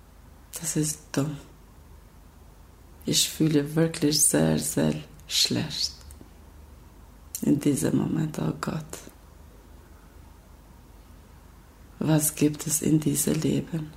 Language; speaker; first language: German; non-native, learner; Albanian